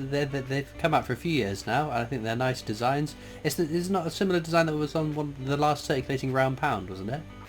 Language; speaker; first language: English; native; English